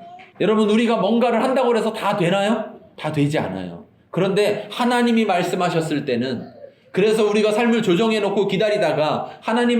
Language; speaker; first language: Korean; native; Korean